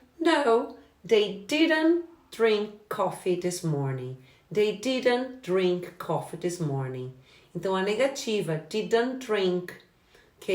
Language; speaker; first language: English; non-native, fluent; Portuguese